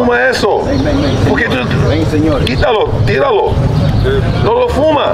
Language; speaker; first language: Spanish; early bilingual, heritage; Spanish